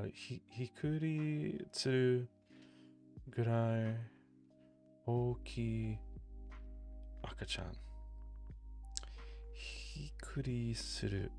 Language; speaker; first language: Japanese; non-native, learner; English